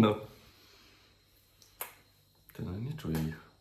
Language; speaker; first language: Polish; native; Polish